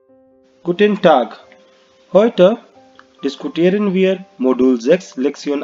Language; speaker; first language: German; non-native, fluent; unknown